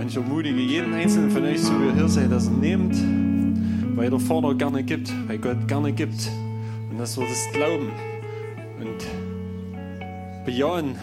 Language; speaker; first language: German; native; German